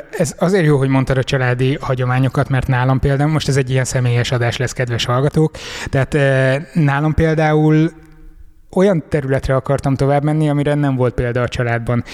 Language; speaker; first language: Hungarian; native; Hungarian